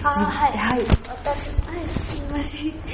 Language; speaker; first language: Japanese; non-native, learner; Korean